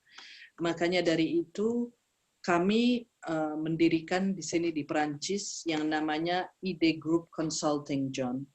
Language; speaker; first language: Indonesian; early bilingual, heritage; Indonesian